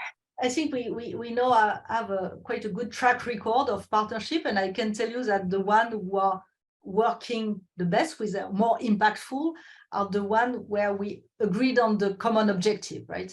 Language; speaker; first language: English; non-native, fluent; French